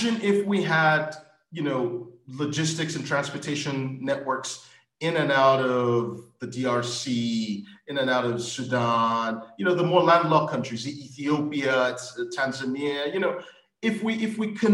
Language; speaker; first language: English; non-native, local second language; Yoruba